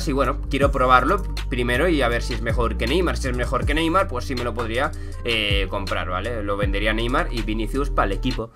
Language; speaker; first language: Spanish; native; Spanish